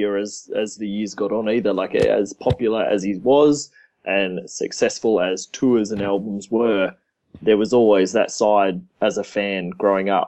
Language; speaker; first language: English; native; English